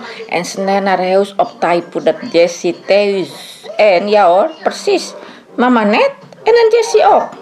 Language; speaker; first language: Dutch; non-native, learner; Indonesian